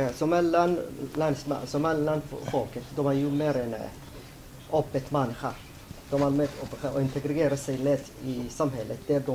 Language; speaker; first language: Swedish; non-native, fluent; Somali